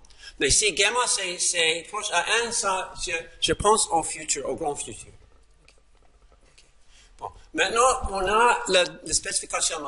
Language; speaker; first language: French; non-native, fluent; English